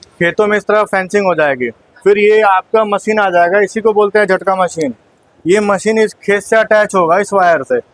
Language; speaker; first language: Hindi; native; Hindi